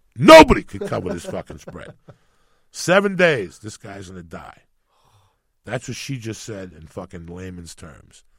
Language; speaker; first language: English; early bilingual, other home language; Spanish